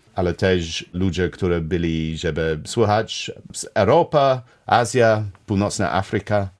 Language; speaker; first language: Polish; non-native, learner; English